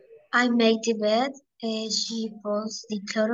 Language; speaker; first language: English; non-native, learner; Spanish